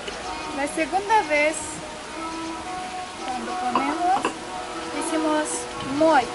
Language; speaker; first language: Spanish; non-native, fluent; Uzbek